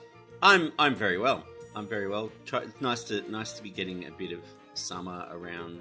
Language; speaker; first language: English; native; English